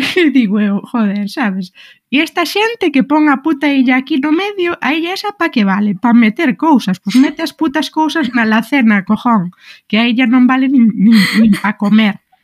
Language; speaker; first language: Galician; non-native, local second language; Spanish